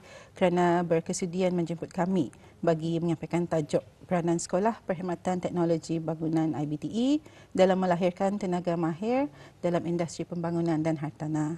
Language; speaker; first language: Malay; native; Malay